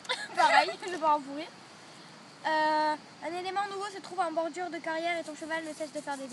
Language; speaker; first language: French; native; French